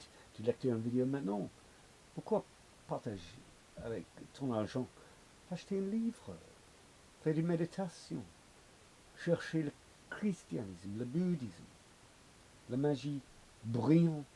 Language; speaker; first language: French; non-native, learner; English